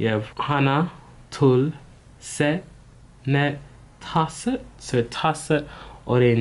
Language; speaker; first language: Korean; non-native, learner; English